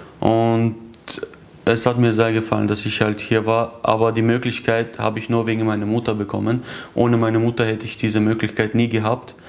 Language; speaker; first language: German; early bilingual, other home language; Chechen